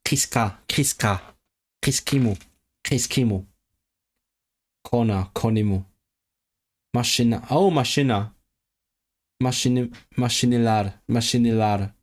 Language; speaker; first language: Uzbek; non-native, learner; Cantonese